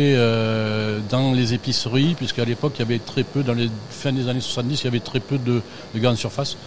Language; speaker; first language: French; native; French